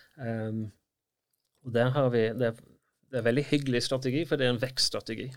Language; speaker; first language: Norwegian; non-native, fluent; English